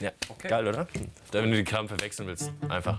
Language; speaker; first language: German; native; German